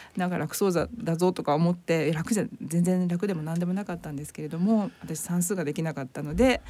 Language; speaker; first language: Japanese; native; Japanese